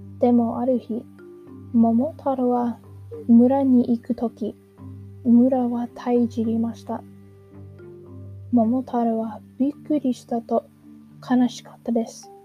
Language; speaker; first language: Japanese; non-native, learner; English